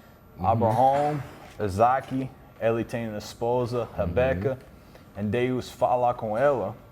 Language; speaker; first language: Portuguese; non-native, learner; English